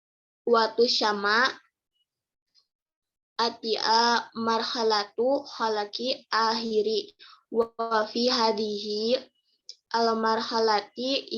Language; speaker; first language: Arabic; non-native, learner; Indonesian